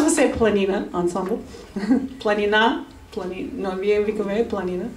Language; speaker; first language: Bulgarian; non-native, fluent; English